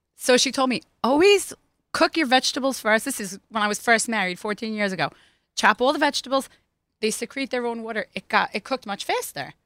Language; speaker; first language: English; native; English